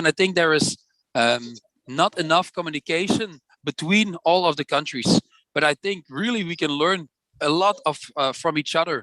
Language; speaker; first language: English; non-native, fluent; Dutch